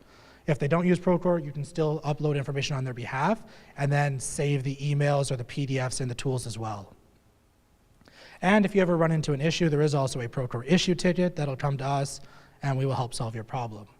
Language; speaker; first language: English; native; English